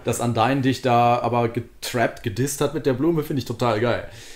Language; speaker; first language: German; native; German